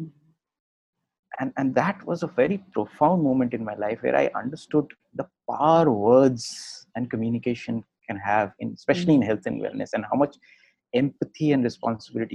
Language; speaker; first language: English; non-native, local second language; Hindi